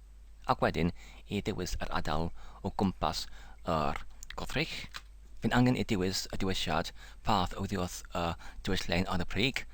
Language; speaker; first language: Welsh; non-native, learner; English